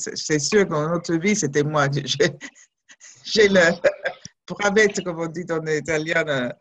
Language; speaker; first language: French; non-native, fluent; English